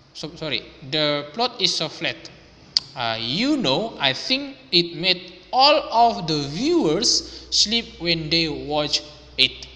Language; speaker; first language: English; non-native, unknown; Indonesian